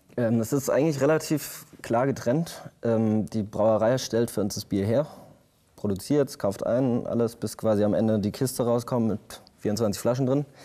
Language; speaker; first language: German; native; German